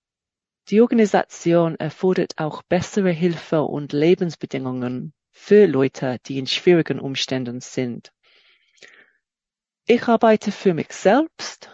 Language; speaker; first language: German; non-native, fluent; English